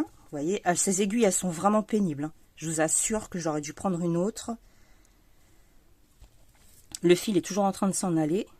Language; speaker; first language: French; native; French